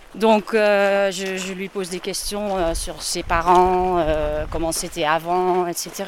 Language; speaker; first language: French; non-native, fluent; Dutch